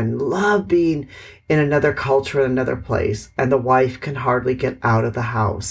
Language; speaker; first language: English; native; English